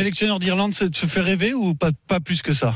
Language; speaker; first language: French; native; French